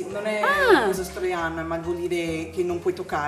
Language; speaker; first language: Italian; non-native, fluent; English